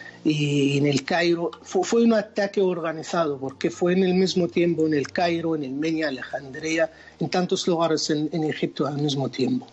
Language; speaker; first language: Spanish; non-native, fluent; Arabic